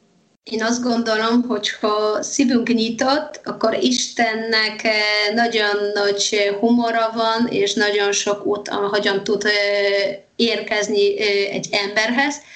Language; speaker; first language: Hungarian; non-native, fluent; Polish